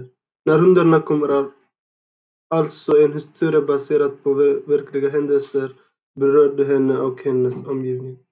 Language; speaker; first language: Swedish; non-native, learner; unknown